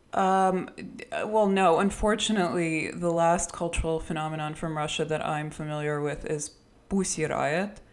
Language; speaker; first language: English; early bilingual, other home language; Russian